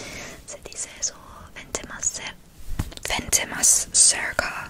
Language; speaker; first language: Spanish; non-native, learner; English